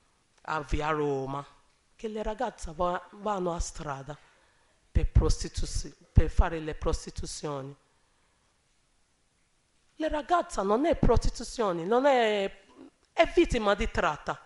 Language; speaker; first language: Italian; non-native, learner; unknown